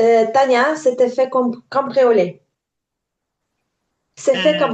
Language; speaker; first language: French; non-native, learner; Ukrainian